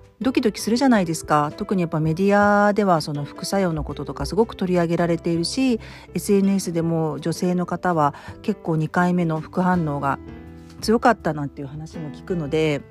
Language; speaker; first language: Japanese; native; Japanese